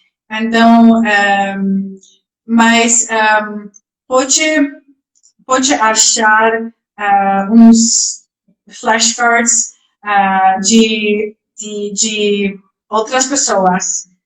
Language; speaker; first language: Portuguese; non-native, learner; Dutch